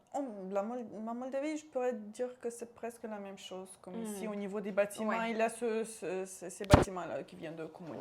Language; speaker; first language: French; non-native, local second language; Romanian